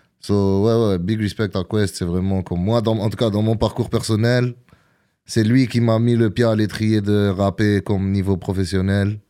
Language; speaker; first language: French; early bilingual, other home language; Arabic